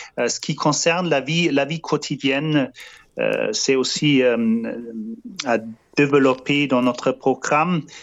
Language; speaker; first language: French; non-native, fluent; German